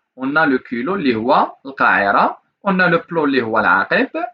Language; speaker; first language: French; non-native, local second language; Arabic